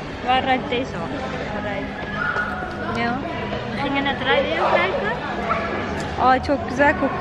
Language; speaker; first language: Dutch; early bilingual, other home language; Turkish